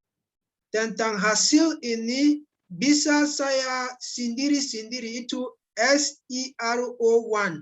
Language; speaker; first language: Indonesian; non-native, learner; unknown